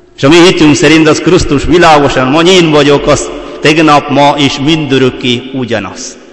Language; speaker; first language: Hungarian; non-native, fluent; Malayalam